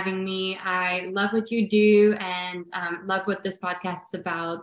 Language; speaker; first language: English; non-native, local second language; Afrikaans